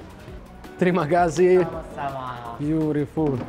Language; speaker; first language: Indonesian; non-native, learner; Italian